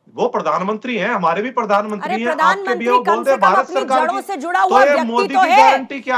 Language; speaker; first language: Hindi; native; Hindi